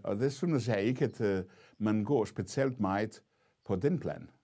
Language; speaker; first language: Danish; non-native, fluent; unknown